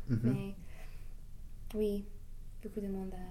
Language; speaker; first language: French; non-native, learner; English